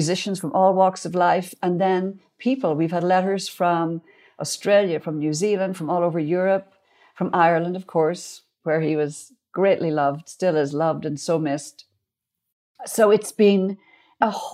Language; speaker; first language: English; native; English